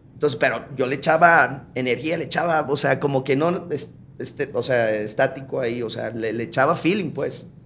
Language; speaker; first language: Spanish; early bilingual, heritage; Spanish